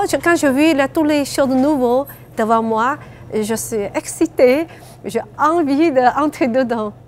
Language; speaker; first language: French; non-native, learner; Chinese